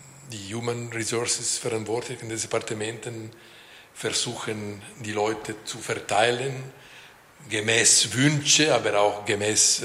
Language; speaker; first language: German; non-native, local second language; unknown